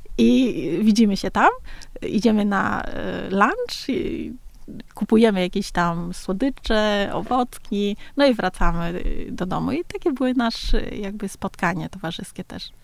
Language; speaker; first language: Polish; early bilingual, other home language; Vietnamese